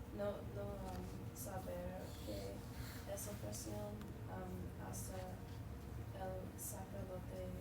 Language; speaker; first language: Spanish; non-native, learner; English